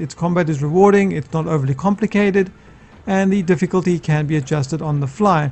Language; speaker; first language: English; native; English